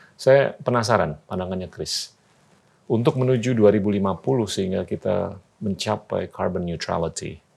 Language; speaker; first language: Indonesian; native; Indonesian